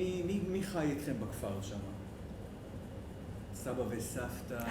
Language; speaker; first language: Hebrew; native; Hebrew